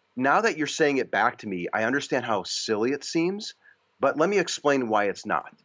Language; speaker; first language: English; native; English